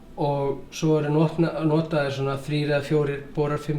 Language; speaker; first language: Icelandic; native; Icelandic